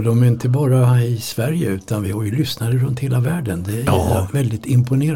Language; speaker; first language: Swedish; native; Swedish